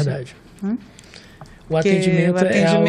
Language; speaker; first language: Portuguese; native; Portuguese